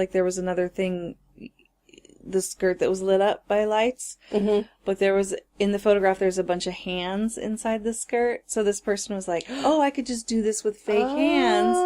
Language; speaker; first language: English; native; English